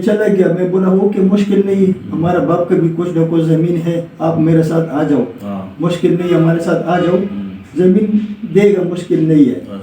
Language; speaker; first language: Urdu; non-native, local second language; Pashto